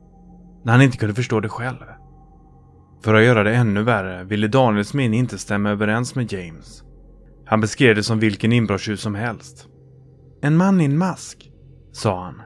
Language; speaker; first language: Swedish; native; Swedish